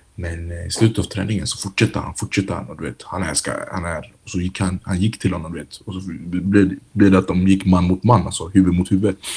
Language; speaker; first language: Swedish; early bilingual, other home language; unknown